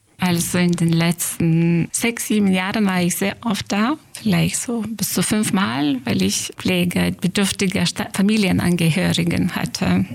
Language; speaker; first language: German; non-native, fluent; Lithuanian